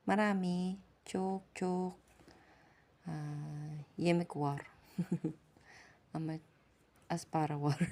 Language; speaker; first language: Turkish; non-native, learner; Filipino